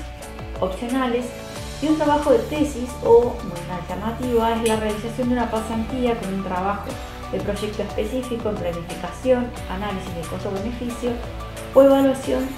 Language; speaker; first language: Spanish; native; Spanish